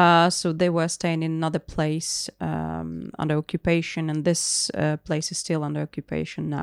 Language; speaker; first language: English; non-native, fluent; Ukrainian